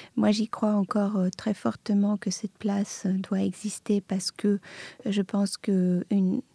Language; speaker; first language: French; non-native, fluent; Serbian